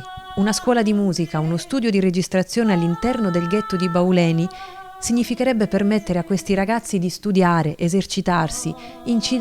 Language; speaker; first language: Italian; native; Italian